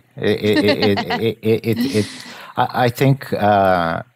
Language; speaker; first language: English; non-native, fluent; Portuguese